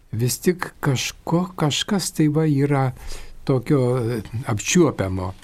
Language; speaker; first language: Lithuanian; native; Lithuanian